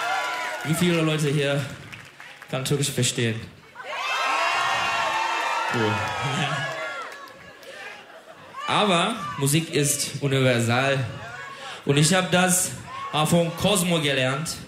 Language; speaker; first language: German; non-native, learner; Turkish